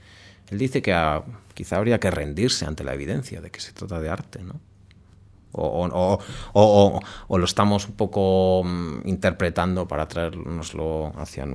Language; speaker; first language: Spanish; native; Spanish